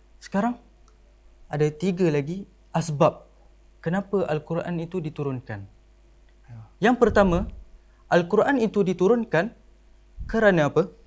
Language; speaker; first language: Malay; native; Malay